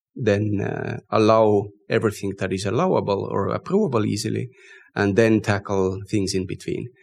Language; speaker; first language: English; non-native, fluent; Estonian